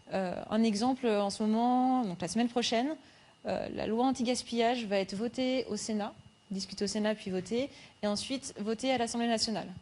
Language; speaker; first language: French; native; French